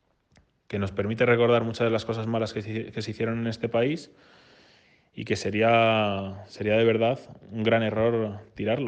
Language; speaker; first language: Spanish; native; Spanish